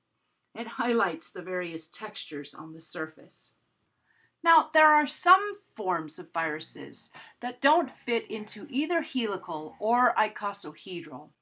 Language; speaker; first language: English; native; English